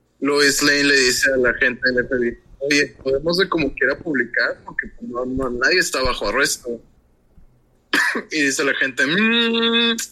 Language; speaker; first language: Spanish; native; Spanish